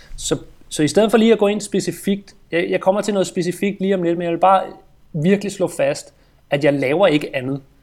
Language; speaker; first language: Danish; native; Danish